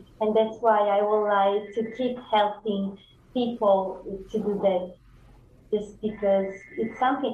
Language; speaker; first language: English; non-native, fluent; Italian